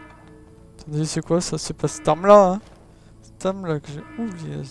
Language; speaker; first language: French; native; French